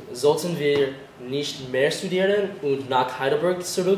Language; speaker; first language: German; non-native, learner; English